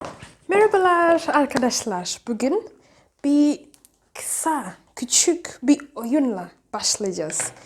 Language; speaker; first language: Turkish; non-native, fluent; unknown